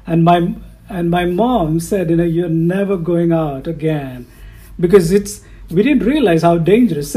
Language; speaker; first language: English; non-native, local second language; Tamil